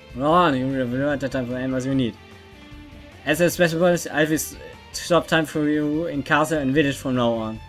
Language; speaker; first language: English; non-native, learner; German